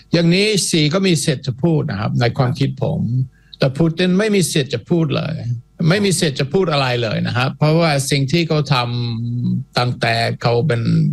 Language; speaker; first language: Thai; non-native, fluent; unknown